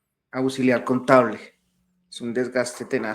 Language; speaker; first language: Spanish; native; Spanish